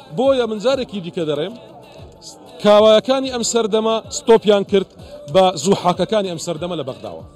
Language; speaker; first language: Central Kurdish; non-native, local second language; Assyrian Neo-Aramaic